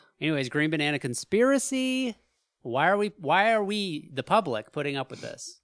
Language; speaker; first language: English; native; English